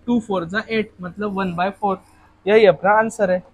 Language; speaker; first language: Hindi; non-native, local second language; Marathi